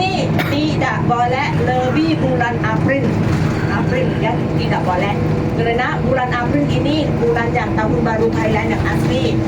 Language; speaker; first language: Indonesian; non-native, learner; Thai